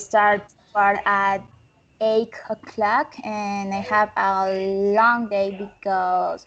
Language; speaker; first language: English; non-native, learner; Spanish